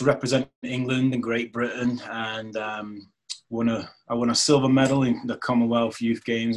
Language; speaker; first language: English; native; English